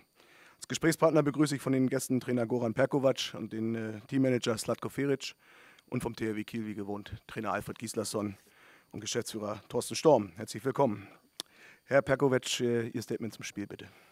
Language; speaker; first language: German; native; German